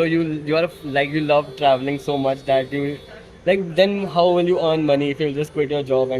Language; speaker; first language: English; non-native, fluent; Hindi